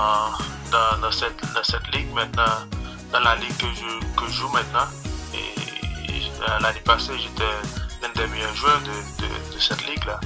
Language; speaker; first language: French; non-native, local second language; Haitian Creole